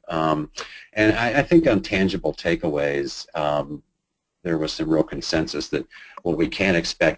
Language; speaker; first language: English; native; English